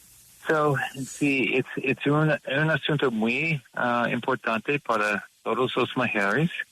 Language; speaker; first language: Spanish; non-native, learner; English